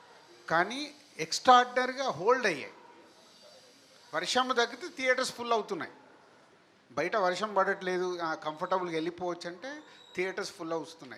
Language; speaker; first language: Telugu; native; Telugu